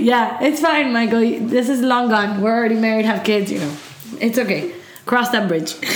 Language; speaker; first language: English; early bilingual, other home language; Spanish